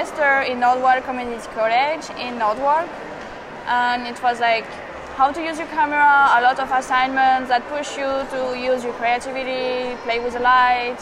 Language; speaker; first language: English; non-native, fluent; French